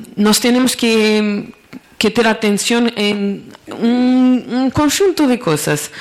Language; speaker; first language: Spanish; non-native, learner; Portuguese